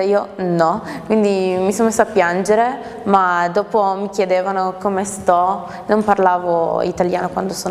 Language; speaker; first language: Italian; early bilingual, other home language; German